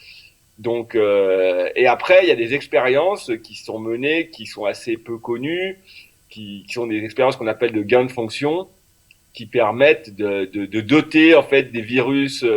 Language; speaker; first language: French; native; French